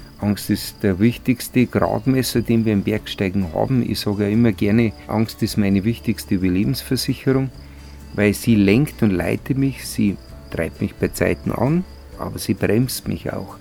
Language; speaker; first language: German; native; German